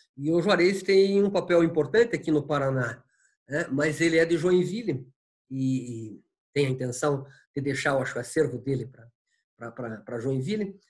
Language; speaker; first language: Portuguese; native; Portuguese